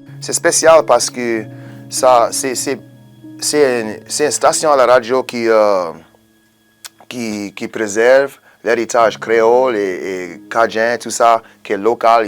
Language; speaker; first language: French; non-native, local second language; English